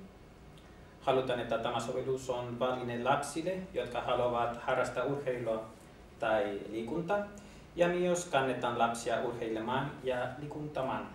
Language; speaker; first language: Finnish; non-native, learner; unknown